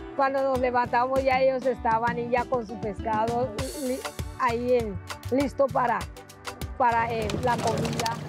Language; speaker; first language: Spanish; non-native, local second language; English